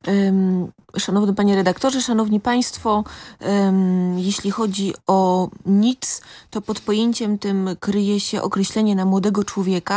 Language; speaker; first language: Polish; native; Polish